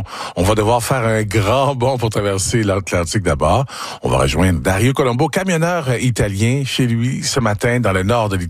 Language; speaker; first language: French; native; French